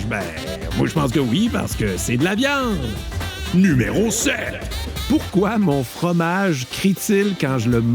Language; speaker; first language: French; native; French